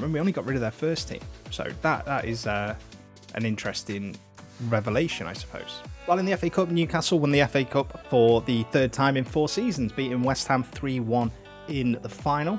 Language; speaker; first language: English; native; English